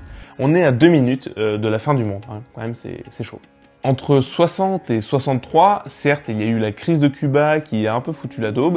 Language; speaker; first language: French; native; French